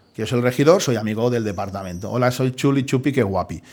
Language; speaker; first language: Spanish; non-native, local second language; Catalan